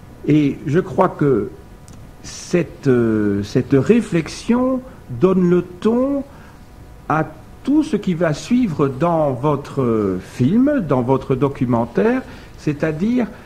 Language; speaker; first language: French; native; French